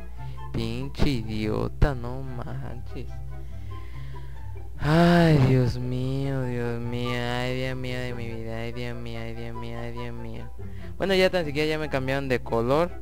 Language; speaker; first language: Spanish; native; Spanish